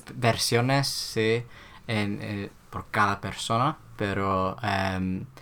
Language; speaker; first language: Spanish; non-native, learner; Korean